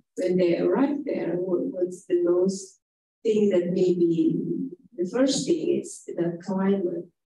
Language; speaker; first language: English; non-native, fluent; Indonesian